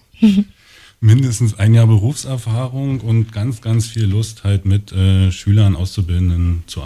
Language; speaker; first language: German; native; German